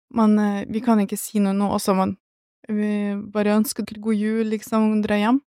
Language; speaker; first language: Norwegian; early bilingual, other home language; Russian